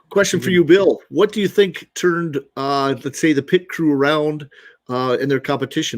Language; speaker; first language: English; native; English